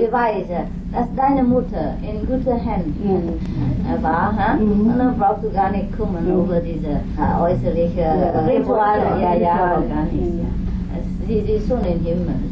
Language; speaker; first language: German; non-native, fluent; Vietnamese